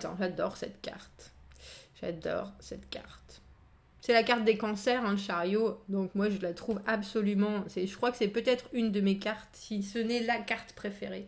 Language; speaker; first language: French; native; French